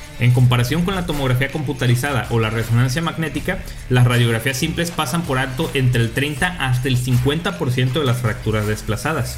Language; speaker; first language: Spanish; native; Spanish